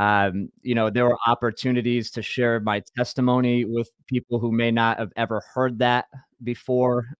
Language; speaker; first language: English; native; English